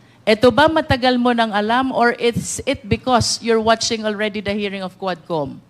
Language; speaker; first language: English; non-native, local second language; Filipino